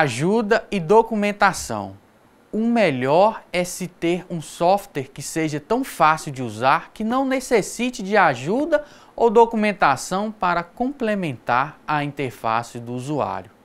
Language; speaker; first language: Portuguese; native; Portuguese